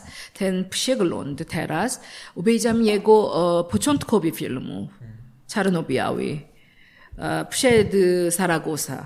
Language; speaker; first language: Polish; non-native, learner; Korean